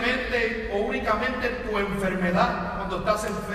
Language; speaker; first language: Spanish; native; Spanish